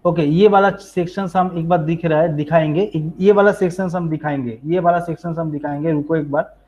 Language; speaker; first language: Hindi; non-native, local second language; Bangla